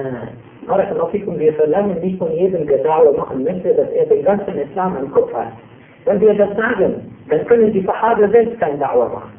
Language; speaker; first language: German; non-native, fluent; Arabic